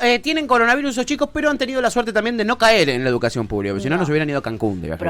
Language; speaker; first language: Spanish; native; Spanish